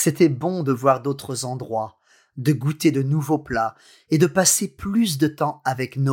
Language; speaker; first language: French; native; French